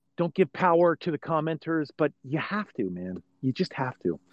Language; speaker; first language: English; native; English